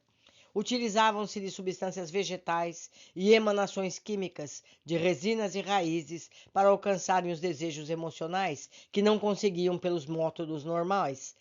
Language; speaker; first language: Portuguese; native; Portuguese